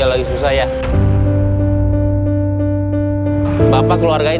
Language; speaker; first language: Indonesian; native; Indonesian